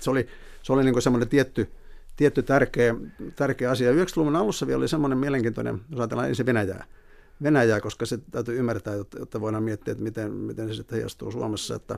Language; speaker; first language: Finnish; native; Finnish